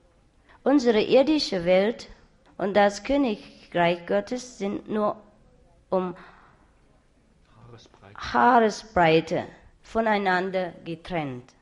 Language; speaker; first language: German; non-native, learner; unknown